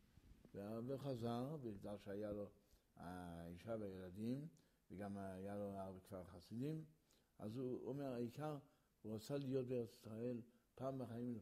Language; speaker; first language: Hebrew; early bilingual, other home language; Yiddish